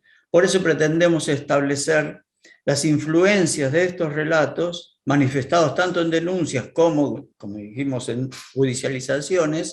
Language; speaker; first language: Spanish; native; Spanish